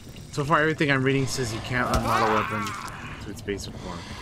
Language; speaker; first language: English; early bilingual, other home language; Spanish